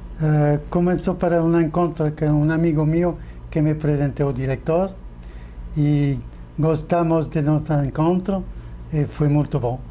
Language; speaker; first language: Portuguese; non-native, fluent; French